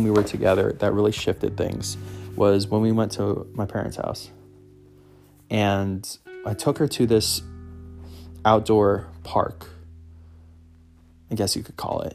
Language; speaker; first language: English; native; English